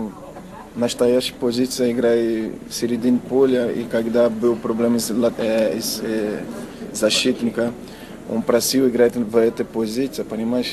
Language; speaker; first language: Russian; non-native, learner; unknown